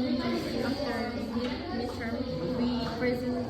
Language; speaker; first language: English; non-native, learner; Indonesian